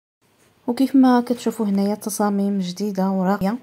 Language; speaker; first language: Arabic; native; Arabic